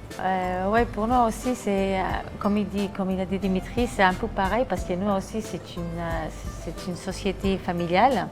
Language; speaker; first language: French; non-native, fluent; Greek